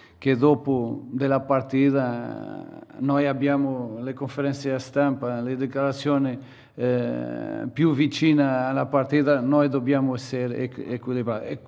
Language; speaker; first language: Italian; non-native, learner; Portuguese